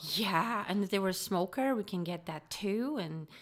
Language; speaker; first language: English; non-native, fluent; Polish